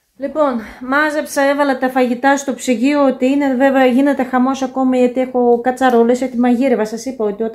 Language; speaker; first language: Greek; native; Greek